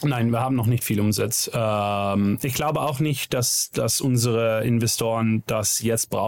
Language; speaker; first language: German; non-native, learner; Dutch